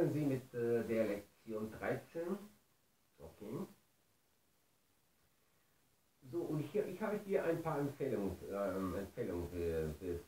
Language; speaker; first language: German; non-native, learner; Spanish